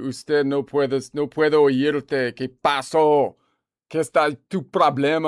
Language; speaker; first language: Spanish; non-native, learner; English